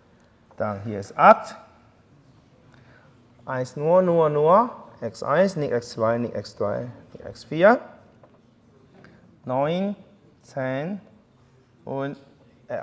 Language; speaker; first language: German; non-native, fluent; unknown